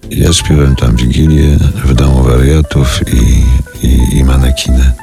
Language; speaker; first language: Polish; native; Polish